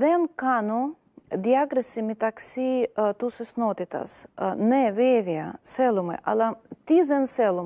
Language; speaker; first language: Greek; non-native, learner; Russian